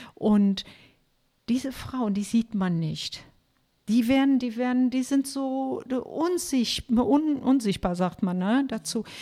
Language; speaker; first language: German; non-native, fluent; Turkish